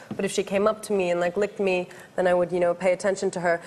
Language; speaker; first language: English; native; English